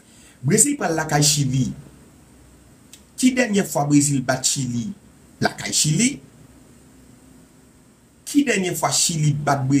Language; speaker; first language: French; non-native, local second language; Haitian Creole